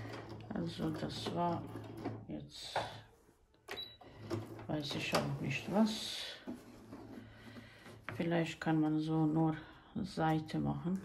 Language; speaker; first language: German; non-native, learner; Croatian